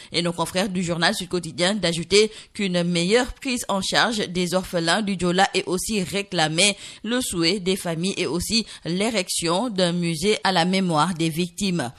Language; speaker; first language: French; non-native, local second language; Wolof